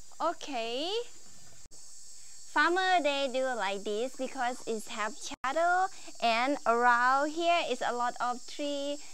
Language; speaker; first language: English; non-native, learner; Thai